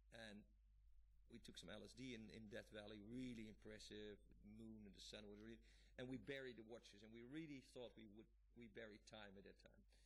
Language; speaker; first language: English; non-native, fluent; Dutch